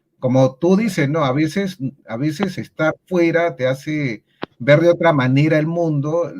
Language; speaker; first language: Spanish; native; Spanish